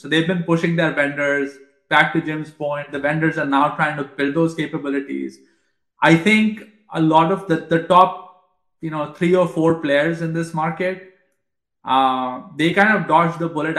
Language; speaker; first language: English; non-native, local second language; Hindi